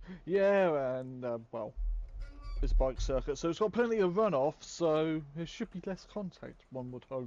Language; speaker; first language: English; native; English